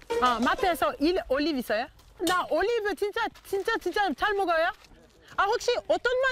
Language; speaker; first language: Korean; non-native, learner; French